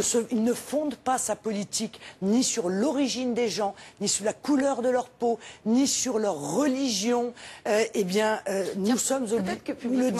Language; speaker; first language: French; native; French